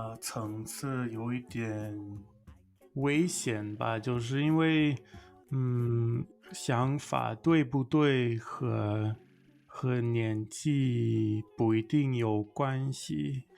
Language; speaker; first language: Chinese; non-native, fluent; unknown